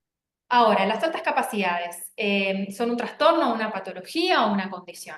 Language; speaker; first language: Spanish; native; Spanish